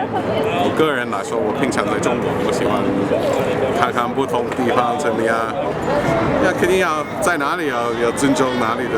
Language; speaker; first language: Chinese; non-native, fluent; English